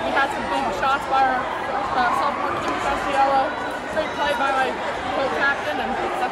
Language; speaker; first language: English; native; English